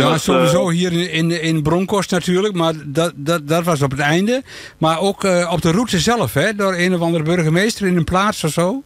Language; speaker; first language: Dutch; native; Dutch